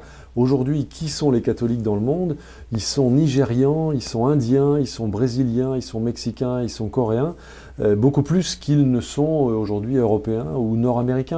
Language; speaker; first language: French; native; French